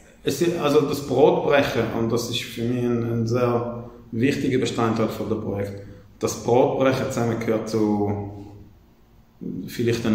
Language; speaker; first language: German; non-native, fluent; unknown